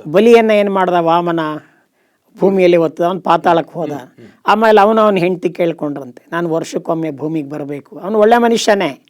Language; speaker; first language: Kannada; native; Kannada